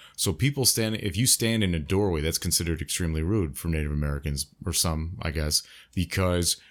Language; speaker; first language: English; native; English